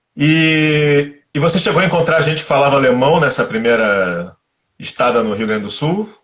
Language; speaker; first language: Portuguese; native; Portuguese